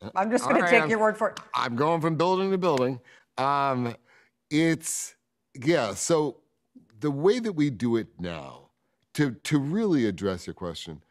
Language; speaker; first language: English; native; English